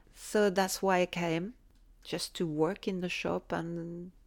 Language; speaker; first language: English; non-native, fluent; French